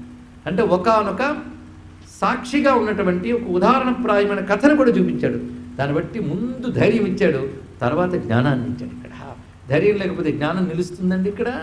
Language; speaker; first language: Telugu; native; Telugu